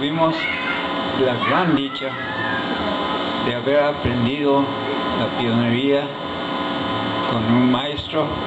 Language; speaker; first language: Spanish; non-native, fluent; English